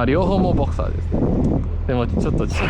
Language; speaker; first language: Japanese; non-native, learner; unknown